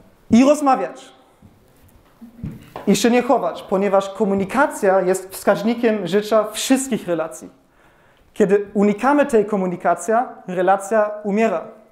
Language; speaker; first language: Polish; non-native, fluent; German